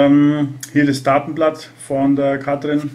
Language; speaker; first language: German; native; German